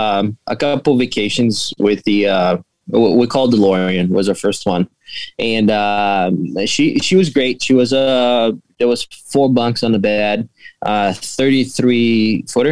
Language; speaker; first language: English; non-native, fluent; Portuguese